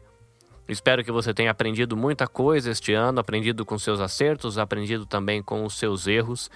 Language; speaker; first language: Portuguese; native; Portuguese